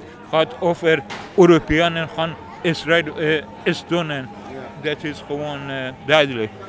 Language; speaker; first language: Dutch; non-native, learner; Persian